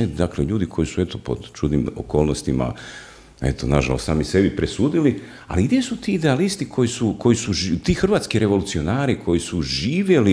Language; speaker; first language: Croatian; native; Croatian